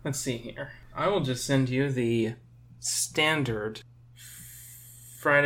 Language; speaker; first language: English; native; English